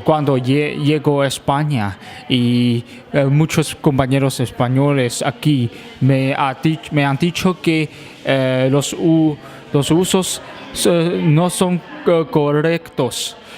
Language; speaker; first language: Spanish; non-native, learner; Chinese